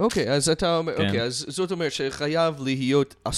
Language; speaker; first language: Hebrew; non-native, fluent; English